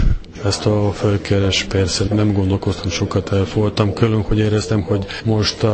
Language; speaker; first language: Hungarian; non-native, fluent; Serbian